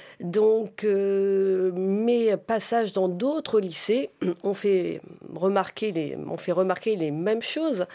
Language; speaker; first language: French; native; French